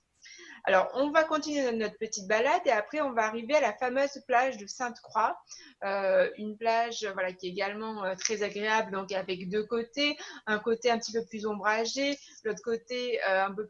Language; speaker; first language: French; native; French